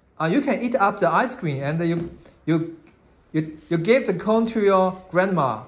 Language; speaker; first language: English; non-native, fluent; Chinese